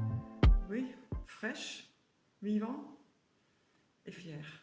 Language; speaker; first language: French; non-native, learner; German